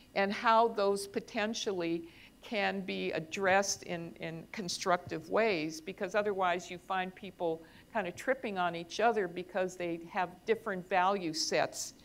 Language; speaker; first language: English; native; English